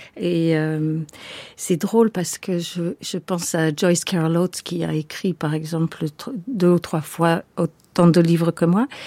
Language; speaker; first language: French; non-native, fluent; English